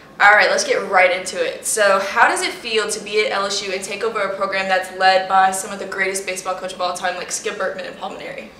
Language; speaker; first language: English; native; English